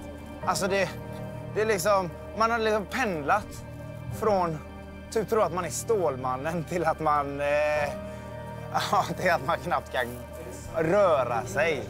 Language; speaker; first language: Swedish; native; Swedish